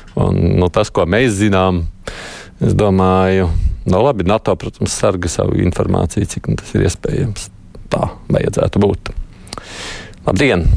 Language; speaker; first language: Latvian; native; Latvian